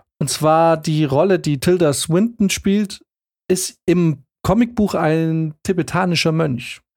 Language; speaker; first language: German; early bilingual, other home language; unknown